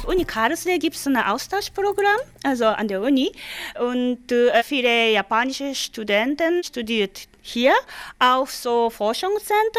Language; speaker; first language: German; non-native, learner; Japanese